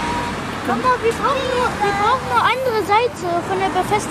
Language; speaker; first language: German; early bilingual, other home language; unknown